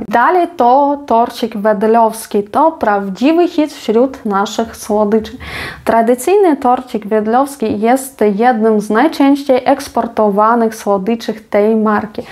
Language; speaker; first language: Polish; non-native, fluent; Ukrainian